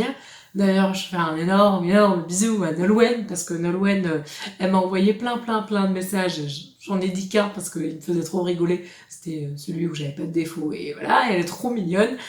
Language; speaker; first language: French; native; French